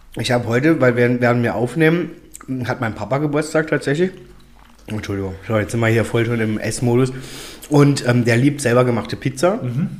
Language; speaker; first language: German; native; German